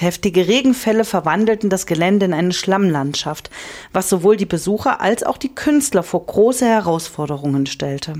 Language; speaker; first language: German; native; German